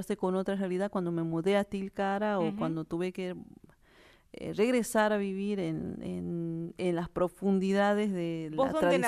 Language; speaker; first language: Spanish; native; Spanish